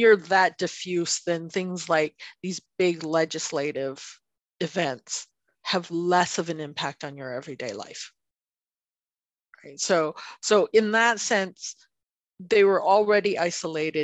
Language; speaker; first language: English; non-native, fluent; Chinese